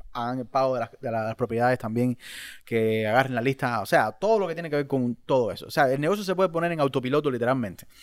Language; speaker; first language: Spanish; native; Spanish